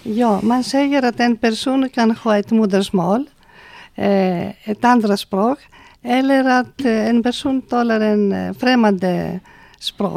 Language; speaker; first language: Swedish; non-native, fluent; Greek